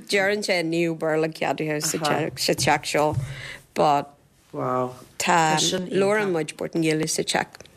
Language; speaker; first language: Irish; non-native, fluent; Portuguese